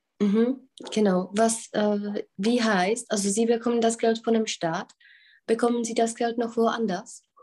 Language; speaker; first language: German; non-native, fluent; Czech